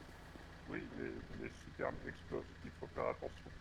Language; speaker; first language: French; native; French